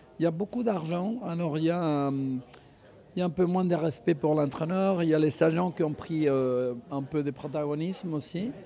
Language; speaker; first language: French; non-native, fluent; Spanish